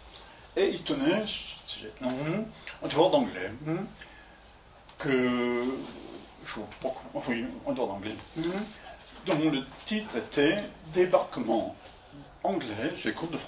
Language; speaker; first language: French; native; French